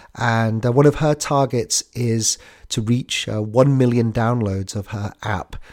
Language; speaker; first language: English; native; English